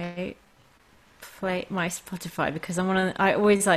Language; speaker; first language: English; native; English